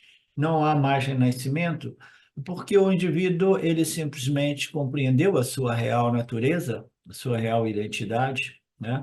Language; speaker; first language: Portuguese; native; Portuguese